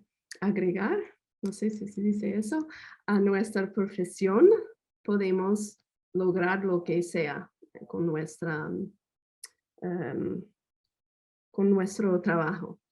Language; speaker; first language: Spanish; non-native, fluent; English